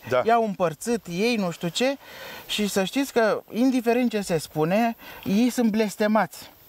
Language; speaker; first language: Romanian; native; Romanian